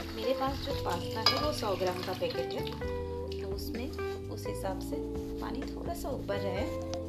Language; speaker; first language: Hindi; non-native, local second language; Assamese